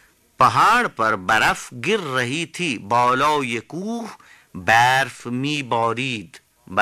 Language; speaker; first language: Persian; non-native, fluent; Hindi